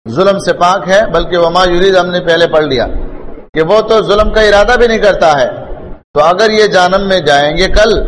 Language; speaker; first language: Urdu; non-native, local second language; Pashto